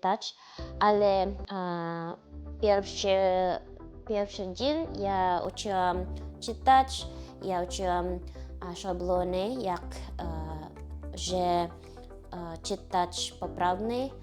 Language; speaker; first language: Polish; non-native, learner; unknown